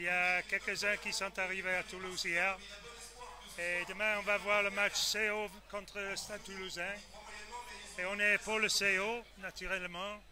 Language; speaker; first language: French; non-native, fluent; English